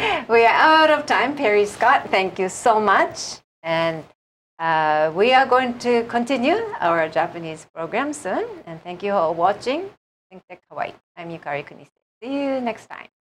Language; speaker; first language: English; non-native, fluent; Japanese